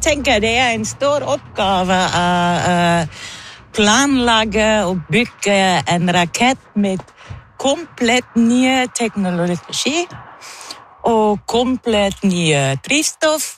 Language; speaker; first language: Norwegian; non-native, fluent; French